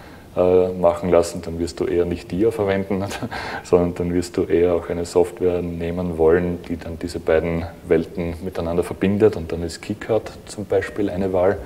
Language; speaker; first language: German; native; German